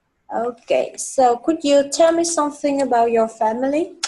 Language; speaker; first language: English; non-native, fluent; Vietnamese